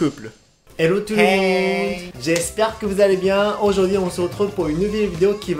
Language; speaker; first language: French; non-native, fluent; Japanese